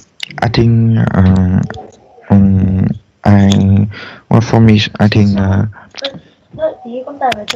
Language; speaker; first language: English; non-native, learner; Vietnamese